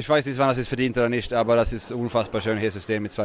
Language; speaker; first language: German; non-native, fluent; Swedish